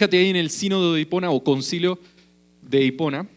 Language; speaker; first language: Spanish; native; Spanish